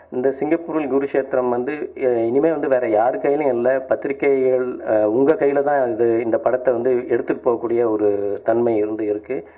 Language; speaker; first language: Tamil; native; Tamil